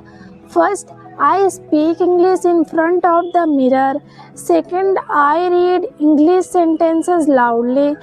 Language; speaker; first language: English; non-native, learner; Hindi